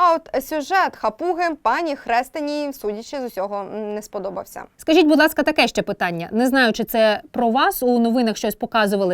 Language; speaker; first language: Ukrainian; native; Ukrainian